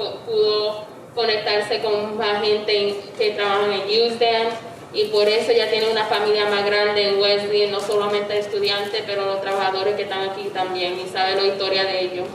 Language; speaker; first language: Spanish; early bilingual, heritage; English